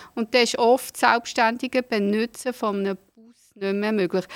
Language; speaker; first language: German; native; German